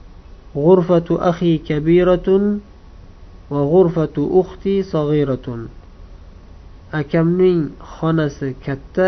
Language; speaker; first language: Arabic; non-native, fluent; Uzbek